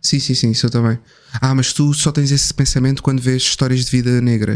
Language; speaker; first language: Portuguese; native; Portuguese